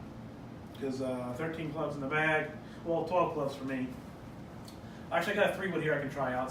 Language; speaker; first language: English; native; English